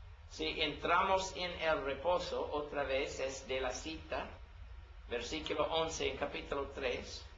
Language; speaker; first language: Spanish; non-native, learner; English